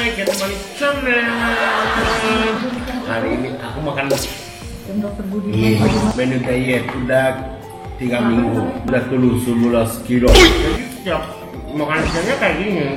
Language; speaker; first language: Indonesian; non-native, learner; Japanese